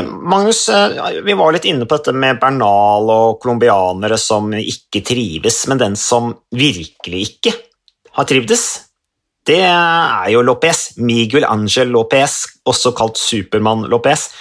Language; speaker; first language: Norwegian; native; Norwegian